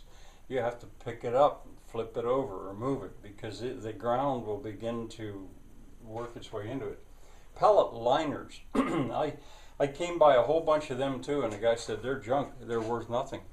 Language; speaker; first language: English; native; English